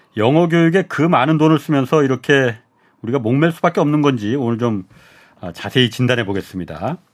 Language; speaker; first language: Korean; native; Korean